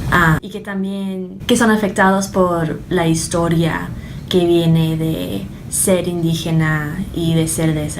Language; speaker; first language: Spanish; early bilingual, heritage; Spanish